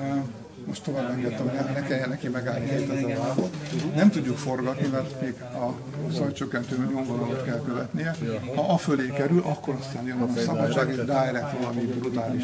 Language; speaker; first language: Hungarian; native; Hungarian